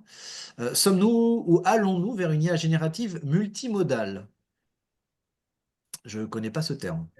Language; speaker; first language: French; native; French